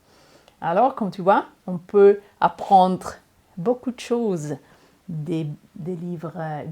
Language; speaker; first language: French; non-native, learner; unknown